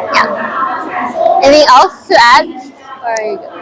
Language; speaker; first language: English; non-native, fluent; Thai